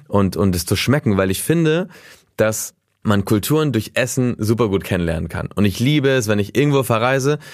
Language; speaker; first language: German; early bilingual, heritage; German